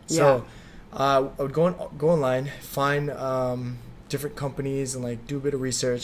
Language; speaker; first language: English; early bilingual, other home language; Vietnamese